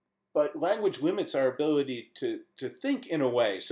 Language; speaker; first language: English; native; English